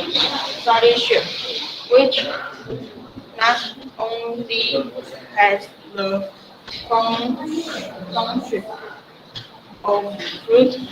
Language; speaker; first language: English; non-native, learner; Chinese